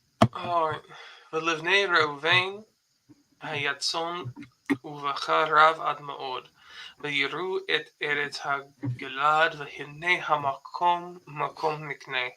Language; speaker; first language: Hebrew; non-native, fluent; English